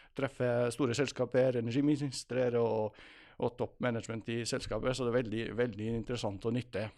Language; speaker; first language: Norwegian; non-native, fluent; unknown